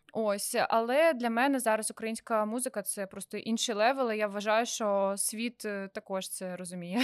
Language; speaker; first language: Ukrainian; non-native, local second language; Russian